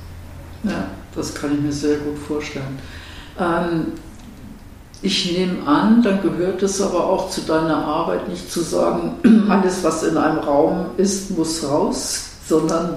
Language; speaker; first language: German; native; German